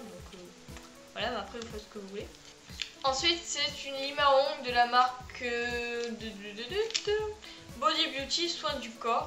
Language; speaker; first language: French; native; French